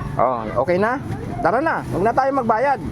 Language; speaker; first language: Filipino; native; Filipino